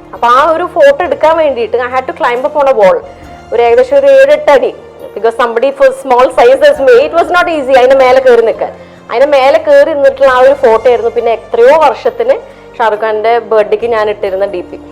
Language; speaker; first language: Malayalam; early bilingual, heritage; Malayalam